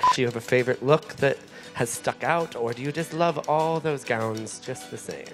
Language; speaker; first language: English; native; English